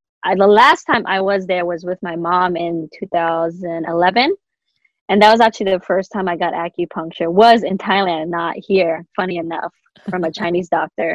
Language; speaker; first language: English; native; English